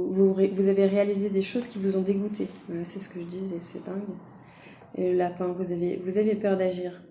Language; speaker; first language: French; native; French